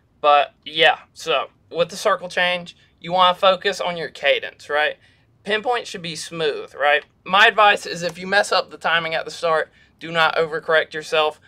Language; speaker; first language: English; native; English